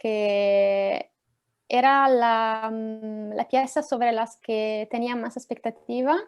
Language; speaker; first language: Spanish; non-native, fluent; Italian